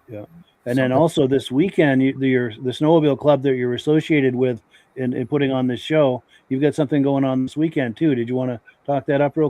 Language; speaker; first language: English; native; English